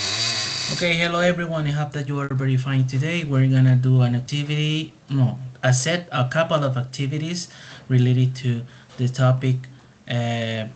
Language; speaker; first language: English; non-native, fluent; Spanish